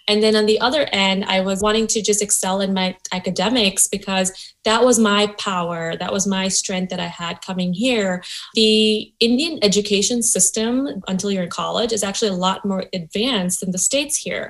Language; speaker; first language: English; non-native, local second language; Gujarati